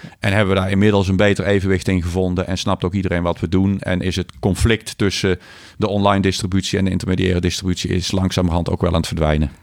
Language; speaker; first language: Dutch; native; Dutch